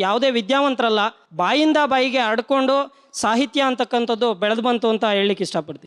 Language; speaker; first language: Kannada; native; Kannada